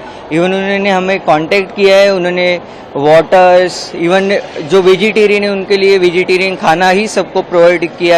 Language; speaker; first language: Hindi; native; Hindi